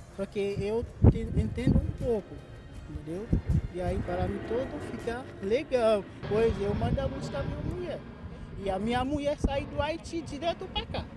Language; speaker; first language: Portuguese; non-native, learner; Haitian Creole